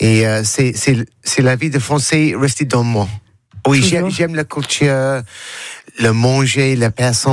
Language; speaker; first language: French; non-native, learner; English